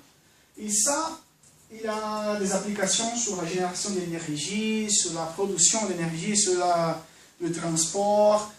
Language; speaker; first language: French; non-native, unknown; Portuguese